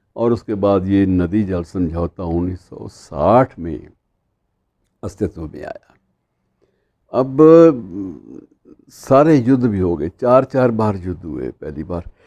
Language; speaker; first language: Hindi; native; Hindi